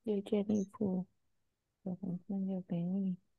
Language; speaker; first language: Chinese; non-native, learner; Vietnamese